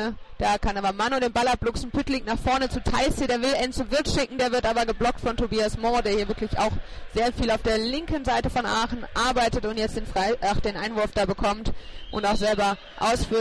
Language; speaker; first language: German; native; German